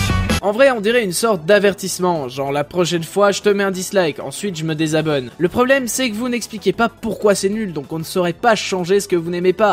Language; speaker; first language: French; native; French